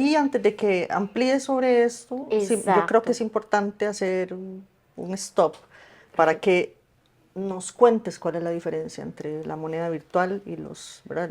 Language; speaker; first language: Spanish; native; Spanish